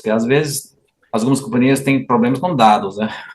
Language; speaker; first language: Portuguese; non-native, fluent; English